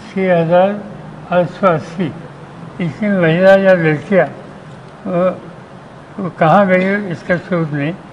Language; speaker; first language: Hindi; non-native, local second language; Marathi